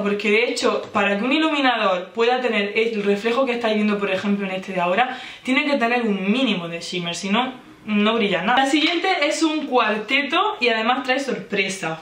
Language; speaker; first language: Spanish; native; Spanish